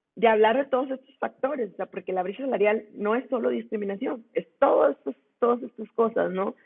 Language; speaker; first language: Spanish; native; Spanish